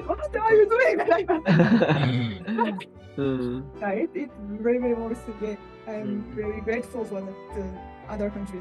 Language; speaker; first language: English; non-native, learner; Japanese